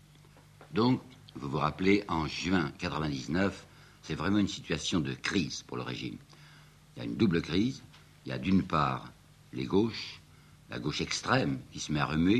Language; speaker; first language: French; native; French